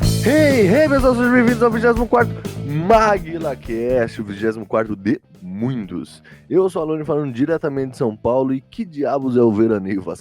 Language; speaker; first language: Portuguese; native; Portuguese